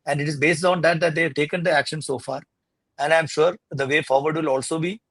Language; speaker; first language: English; non-native, local second language; Malayalam